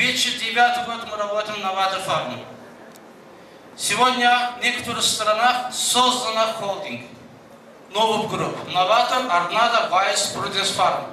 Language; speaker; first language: Russian; non-native, fluent; Azerbaijani